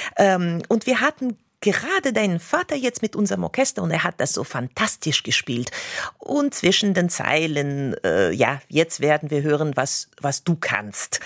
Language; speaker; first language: German; non-native, fluent; Russian